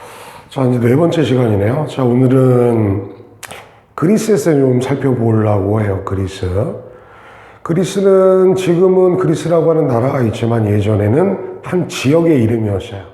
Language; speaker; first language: Korean; native; Korean